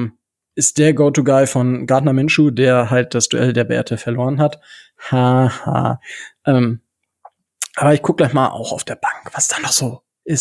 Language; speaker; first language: German; native; German